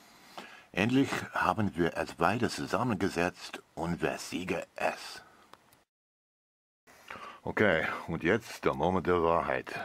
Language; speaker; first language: German; non-native, learner; English